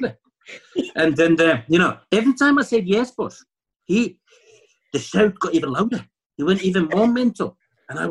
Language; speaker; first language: English; non-native, fluent; Finnish